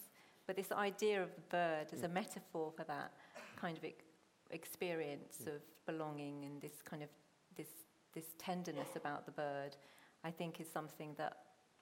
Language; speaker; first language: English; non-native, local second language; Punjabi